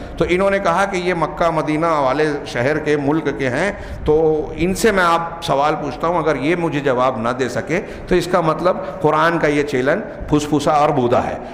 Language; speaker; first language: Urdu; native; Urdu